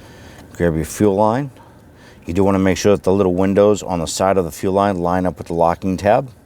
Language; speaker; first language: English; native; English